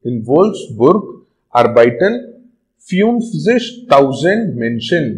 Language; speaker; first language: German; non-native, learner; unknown